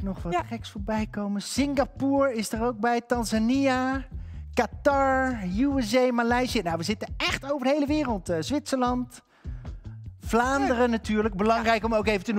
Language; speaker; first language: Dutch; native; Dutch